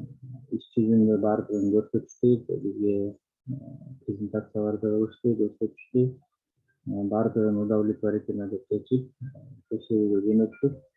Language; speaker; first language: Kyrgyz; native; Kyrgyz